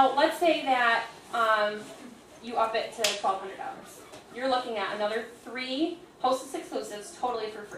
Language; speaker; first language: English; native; English